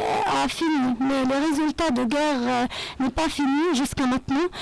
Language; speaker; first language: French; non-native, fluent; Arabic